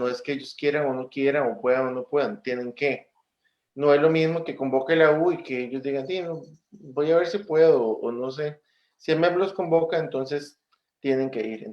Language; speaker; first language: Spanish; native; Spanish